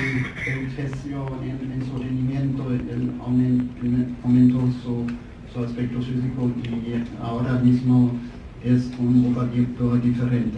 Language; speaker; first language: Spanish; non-native, fluent; German